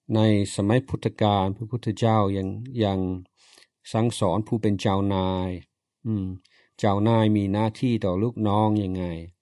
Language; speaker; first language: Thai; non-native, fluent; English